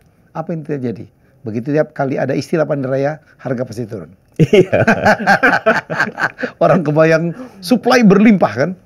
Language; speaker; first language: Indonesian; native; Indonesian